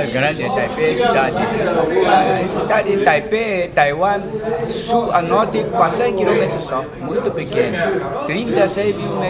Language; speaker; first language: Portuguese; non-native, learner; Chinese